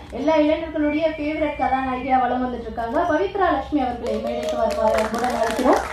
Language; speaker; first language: Tamil; native; Tamil